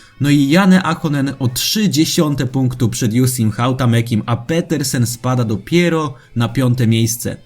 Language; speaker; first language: Polish; native; Polish